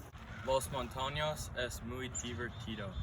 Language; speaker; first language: Spanish; non-native, learner; English